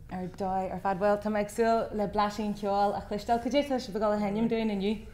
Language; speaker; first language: Irish; native; Irish